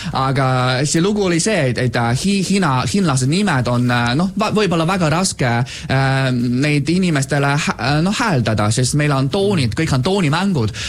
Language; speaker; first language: Estonian; non-native, fluent; Chinese